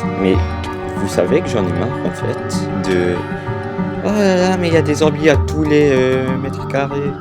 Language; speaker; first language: French; native; French